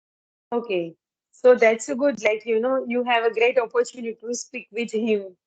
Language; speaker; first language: English; non-native, learner; Gujarati